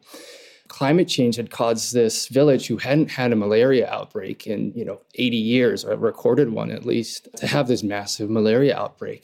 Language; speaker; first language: English; native; English